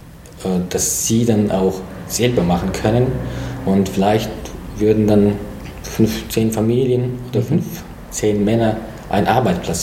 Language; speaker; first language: German; non-native, fluent; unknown